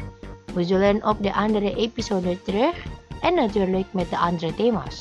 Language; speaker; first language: Dutch; non-native, learner; Indonesian